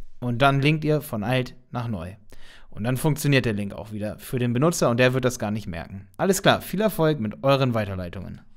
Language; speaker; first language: German; native; German